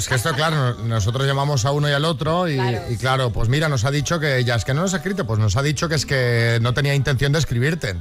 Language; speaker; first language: Spanish; native; Spanish